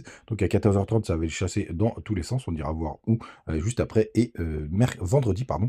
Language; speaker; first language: French; native; French